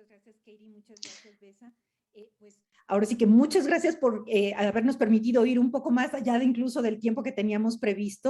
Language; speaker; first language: Spanish; native; Spanish